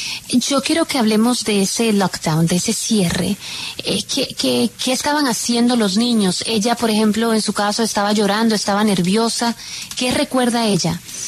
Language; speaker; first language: Spanish; native; Spanish